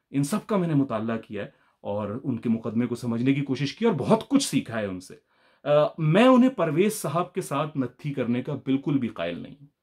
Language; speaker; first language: Urdu; native; Urdu